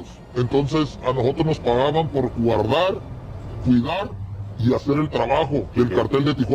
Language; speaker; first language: Spanish; native; Spanish